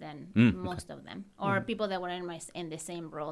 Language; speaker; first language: English; non-native, fluent; Spanish